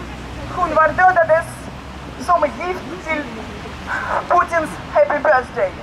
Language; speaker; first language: Swedish; non-native, learner; Russian